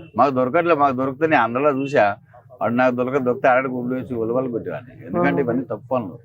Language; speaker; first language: Telugu; native; Telugu